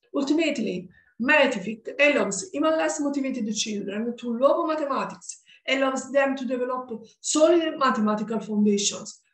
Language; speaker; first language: English; non-native, learner; Italian